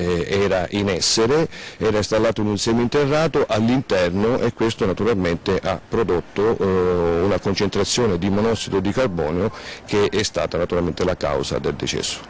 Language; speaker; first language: Italian; native; Italian